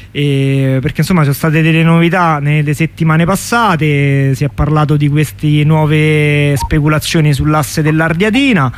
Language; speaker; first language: Italian; native; Italian